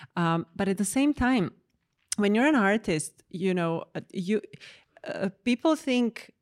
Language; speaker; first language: English; non-native, fluent; Croatian